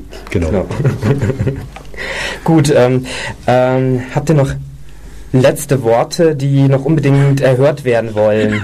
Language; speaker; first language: German; native; German